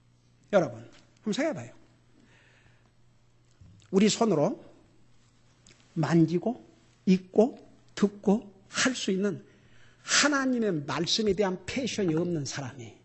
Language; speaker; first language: Korean; native; Korean